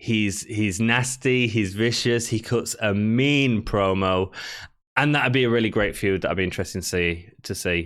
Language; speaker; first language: English; native; English